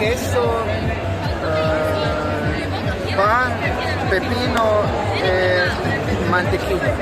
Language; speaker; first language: Spanish; non-native, learner; Croatian